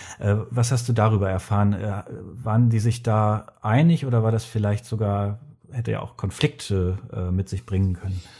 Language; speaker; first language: German; native; German